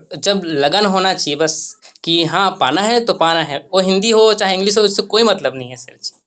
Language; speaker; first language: Hindi; native; Hindi